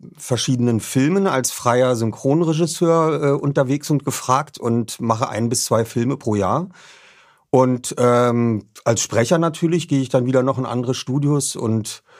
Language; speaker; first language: German; native; German